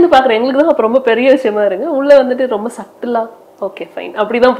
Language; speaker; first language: Tamil; native; Tamil